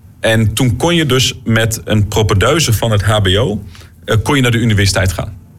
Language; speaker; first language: Dutch; native; Dutch